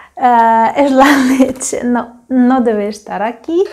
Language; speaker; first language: Spanish; non-native, fluent; Ukrainian